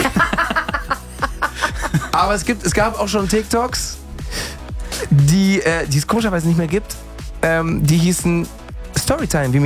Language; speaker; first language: German; non-native, fluent; Spanish